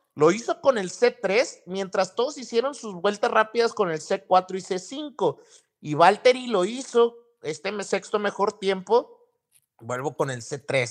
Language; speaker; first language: Spanish; native; Spanish